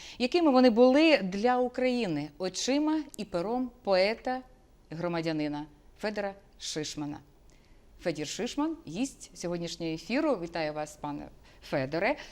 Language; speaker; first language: Ukrainian; native; Ukrainian